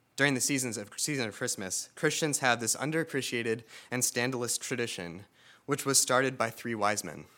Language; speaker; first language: English; native; English